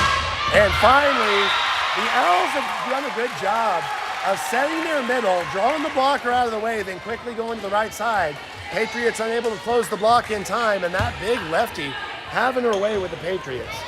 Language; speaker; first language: English; native; English